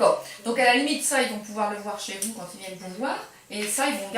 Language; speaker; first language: French; native; French